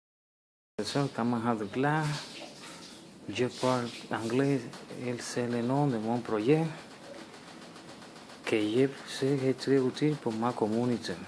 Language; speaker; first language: French; non-native, learner; Spanish